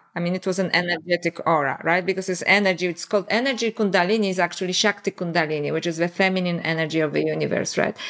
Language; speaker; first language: English; non-native, fluent; Polish